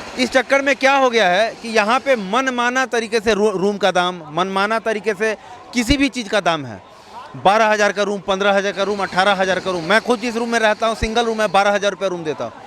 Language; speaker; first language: Hindi; native; Hindi